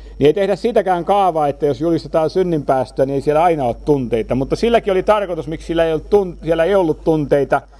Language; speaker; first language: Finnish; native; Finnish